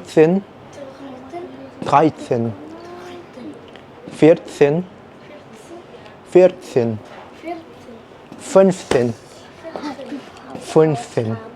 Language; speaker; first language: German; non-native, learner; Indonesian